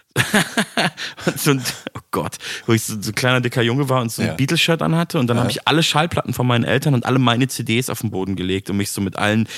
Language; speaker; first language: German; native; German